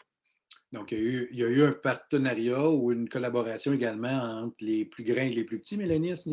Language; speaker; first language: French; native; French